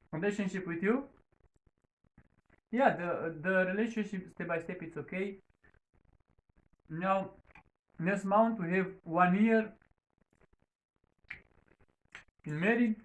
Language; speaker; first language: English; non-native, learner; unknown